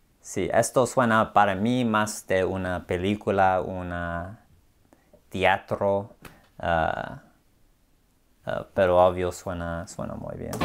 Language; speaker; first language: Spanish; non-native, learner; English